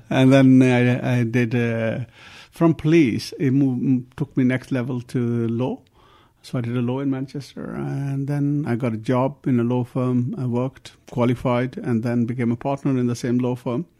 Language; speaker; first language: English; early bilingual, other home language; Punjabi